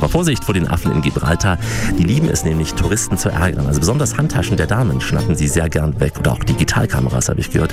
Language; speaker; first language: German; native; German